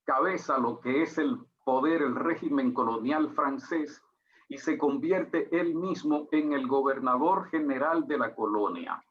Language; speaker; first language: Spanish; native; Spanish